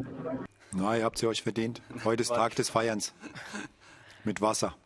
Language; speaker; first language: German; native; German